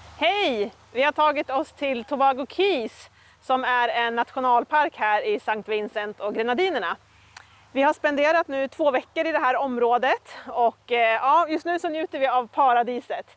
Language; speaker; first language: Swedish; native; Swedish